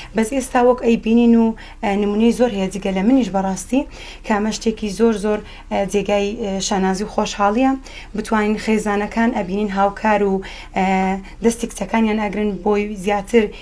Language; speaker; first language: Central Kurdish; native; Central Kurdish